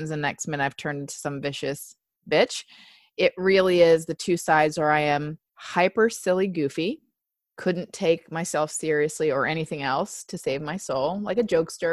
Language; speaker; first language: English; native; English